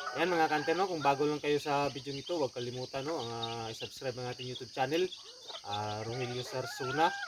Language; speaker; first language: Filipino; non-native, local second language; Cebuano